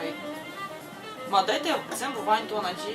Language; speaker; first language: Japanese; non-native, fluent; Russian